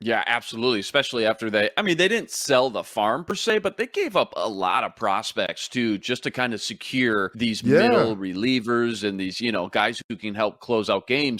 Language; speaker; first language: English; native; English